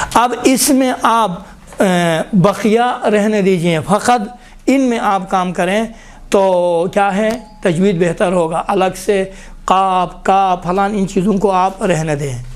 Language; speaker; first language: Urdu; non-native, local second language; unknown